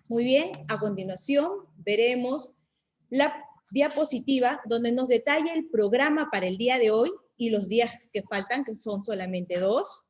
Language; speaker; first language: Spanish; native; Spanish